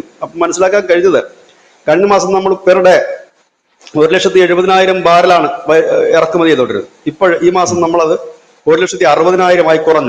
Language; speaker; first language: Malayalam; native; Malayalam